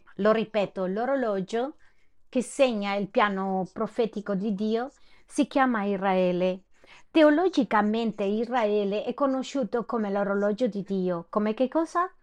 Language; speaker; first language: Italian; non-native, fluent; Spanish